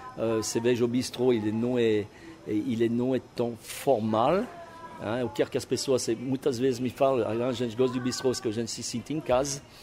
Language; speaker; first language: Portuguese; non-native, fluent; French